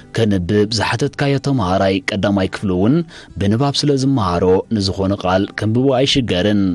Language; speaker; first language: Tigrinya; native; Tigrinya